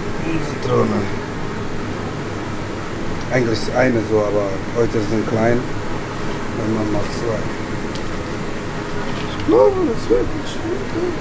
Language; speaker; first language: German; non-native, learner; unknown